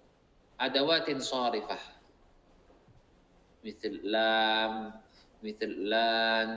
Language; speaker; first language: Arabic; non-native, fluent; Indonesian